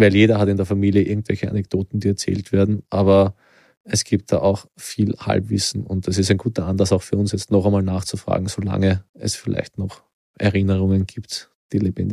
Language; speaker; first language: German; native; German